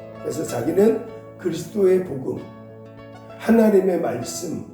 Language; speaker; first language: Korean; native; Korean